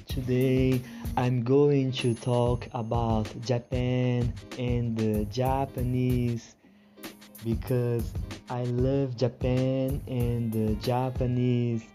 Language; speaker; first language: English; non-native, learner; Portuguese